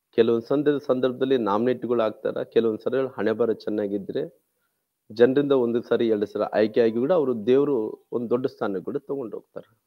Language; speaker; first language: Kannada; non-native, local second language; Telugu